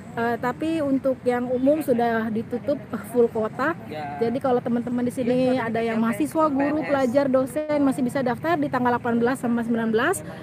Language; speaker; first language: Indonesian; native; Indonesian